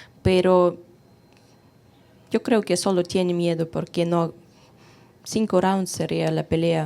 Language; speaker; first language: Spanish; non-native, fluent; Russian